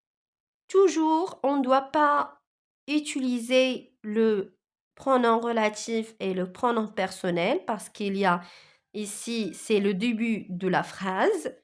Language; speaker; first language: French; non-native, local second language; Arabic